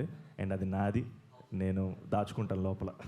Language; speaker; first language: Telugu; native; Telugu